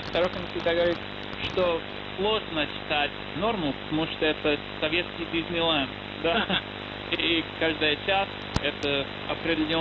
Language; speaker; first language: Russian; non-native, fluent; English